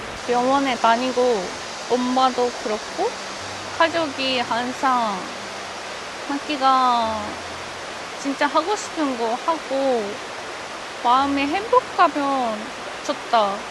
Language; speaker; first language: Korean; non-native, fluent; Japanese